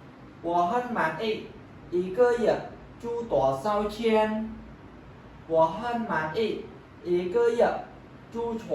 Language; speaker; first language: Chinese; non-native, fluent; Khmer